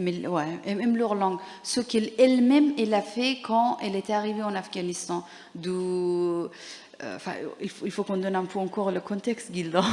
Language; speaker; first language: French; non-native, learner; Persian